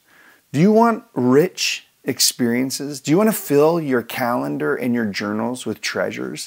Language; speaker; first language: English; native; English